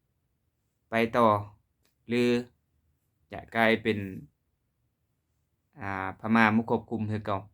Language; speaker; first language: Thai; non-native, local second language; Lao